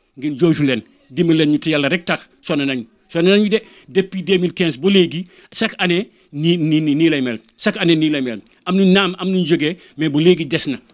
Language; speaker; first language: Wolof; non-native, local second language; Fula